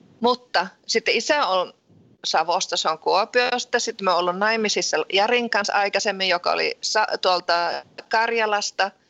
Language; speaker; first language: Finnish; early bilingual, heritage; Finnish